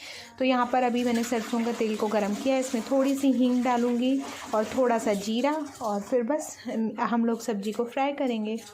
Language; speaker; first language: Hindi; native; Hindi